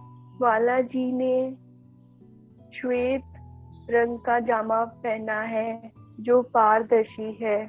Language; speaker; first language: Hindi; native; Hindi